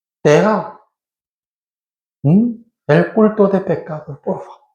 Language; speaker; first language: Spanish; non-native, learner; Korean